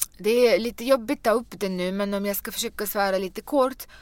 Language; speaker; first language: Swedish; non-native, fluent; Russian